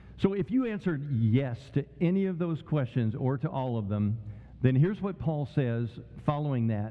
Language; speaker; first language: English; native; English